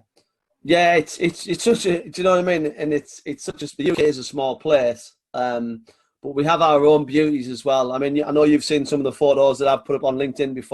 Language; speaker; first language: English; native; English